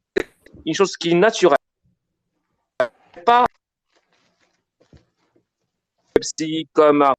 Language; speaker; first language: French; non-native, learner; Arabic